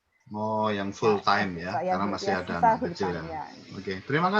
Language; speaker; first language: Indonesian; native; Indonesian